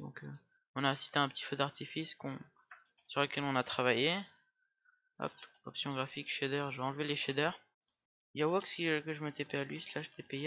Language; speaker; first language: French; native; French